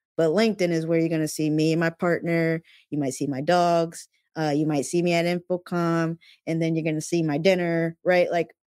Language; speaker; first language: English; native; English